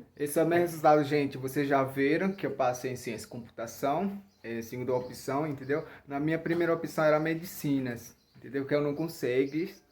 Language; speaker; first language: Portuguese; non-native, local second language; Ticuna